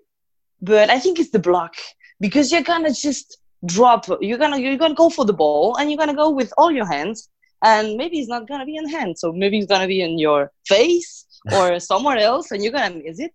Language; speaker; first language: English; non-native, fluent; Spanish